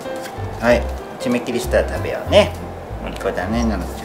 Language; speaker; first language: Japanese; native; Japanese